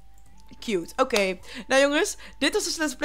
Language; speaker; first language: Dutch; native; Dutch